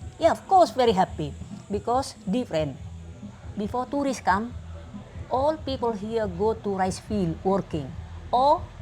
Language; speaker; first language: English; non-native, learner; Batak Toba